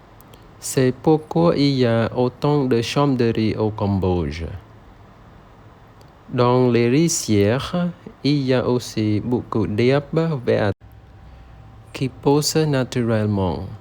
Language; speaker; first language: French; non-native, learner; Khmer